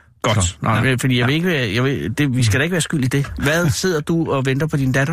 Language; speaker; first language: Danish; native; Danish